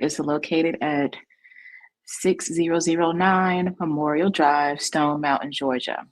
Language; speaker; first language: English; native; English